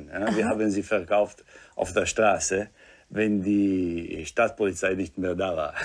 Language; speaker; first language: German; non-native, fluent; Italian